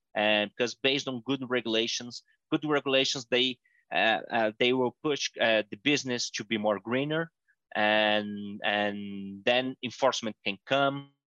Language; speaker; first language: English; non-native, fluent; Portuguese